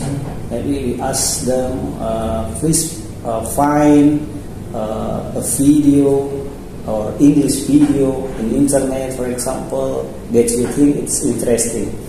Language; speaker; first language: English; non-native, local second language; Indonesian